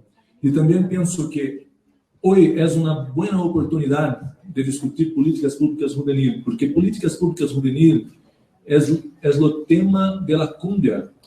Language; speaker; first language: Spanish; non-native, learner; Portuguese